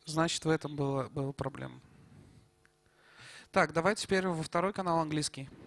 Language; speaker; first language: Russian; native; Russian